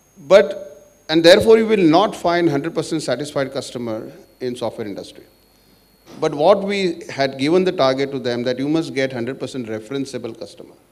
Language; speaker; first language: English; non-native, local second language; Marathi